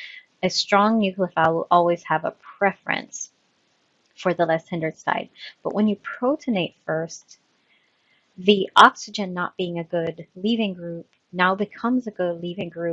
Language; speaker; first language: English; native; English